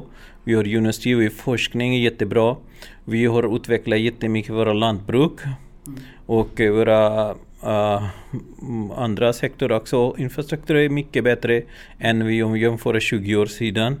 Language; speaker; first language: Swedish; non-native, learner; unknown